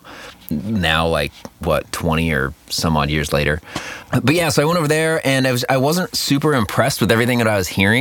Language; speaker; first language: English; native; English